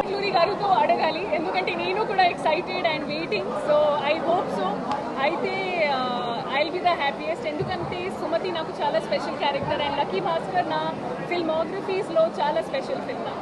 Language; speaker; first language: Telugu; non-native, fluent; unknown